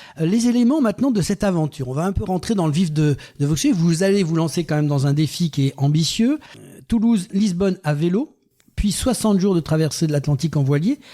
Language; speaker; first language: French; native; French